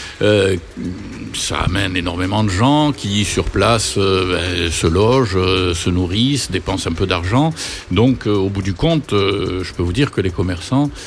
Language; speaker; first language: French; native; French